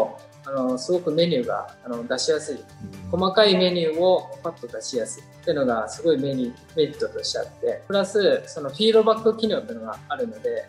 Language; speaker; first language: Japanese; native; Japanese